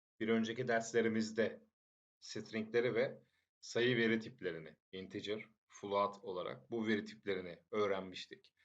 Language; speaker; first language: Turkish; native; Turkish